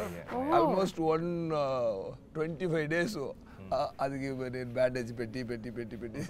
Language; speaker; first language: Telugu; non-native, fluent; Tamil